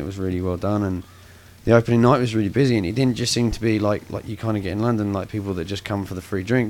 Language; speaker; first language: English; native; English